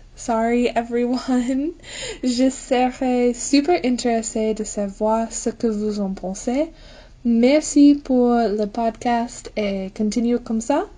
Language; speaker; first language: French; non-native, fluent; English